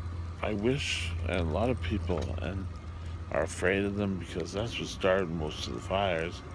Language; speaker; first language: English; native; English